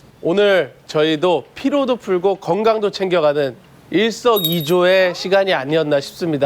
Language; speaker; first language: Korean; native; Korean